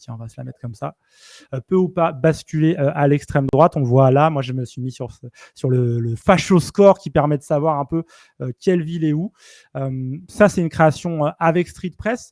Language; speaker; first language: French; native; French